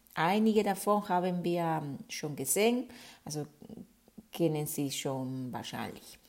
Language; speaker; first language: German; non-native, fluent; Spanish